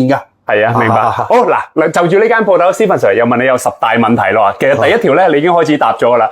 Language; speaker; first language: Cantonese; native; Cantonese